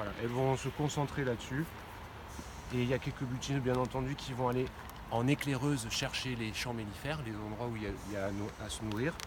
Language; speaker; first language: French; native; French